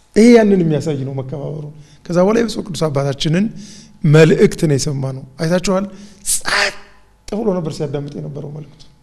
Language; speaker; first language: Amharic; native; Amharic